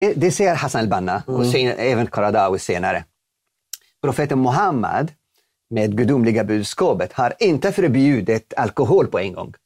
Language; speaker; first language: Swedish; non-native, fluent; Arabic